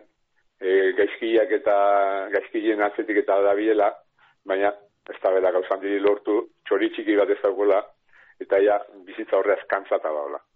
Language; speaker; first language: Basque; native; Basque